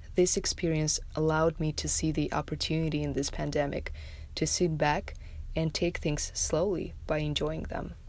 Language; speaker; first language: English; non-native, fluent; Tajik